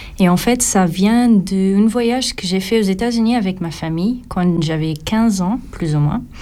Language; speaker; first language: French; non-native, fluent; Portuguese